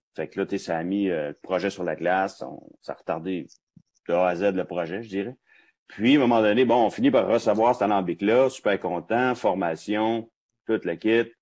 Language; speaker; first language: French; native; French